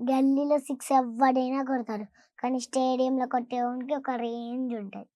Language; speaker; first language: Telugu; native; Telugu